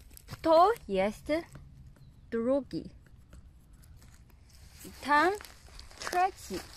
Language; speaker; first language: Polish; non-native, learner; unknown